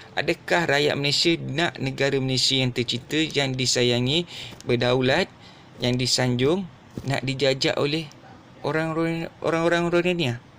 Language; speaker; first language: Malay; native; Malay